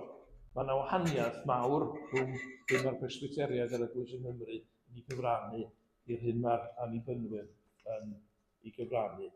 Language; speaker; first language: Welsh; native; Welsh